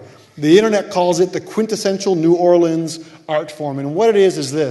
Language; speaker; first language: English; native; English